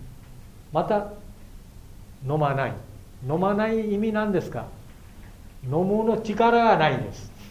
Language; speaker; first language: Japanese; non-native, fluent; Bangla